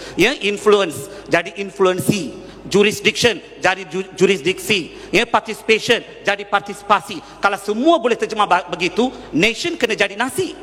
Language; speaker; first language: Malay; non-native, local second language; Tamil